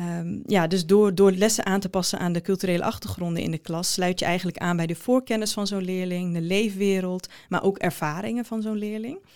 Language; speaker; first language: Dutch; early bilingual, other home language; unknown